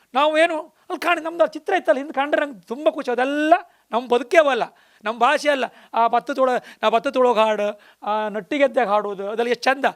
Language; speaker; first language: Kannada; native; Kannada